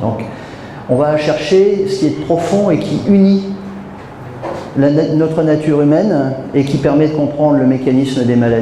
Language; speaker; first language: French; native; French